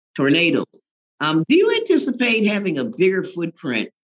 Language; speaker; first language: English; native; English